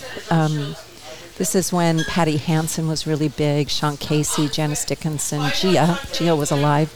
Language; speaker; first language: English; native; English